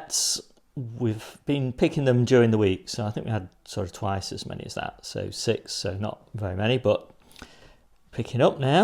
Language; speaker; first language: English; native; English